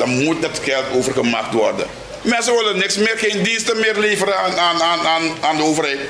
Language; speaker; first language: Dutch; non-native, local second language; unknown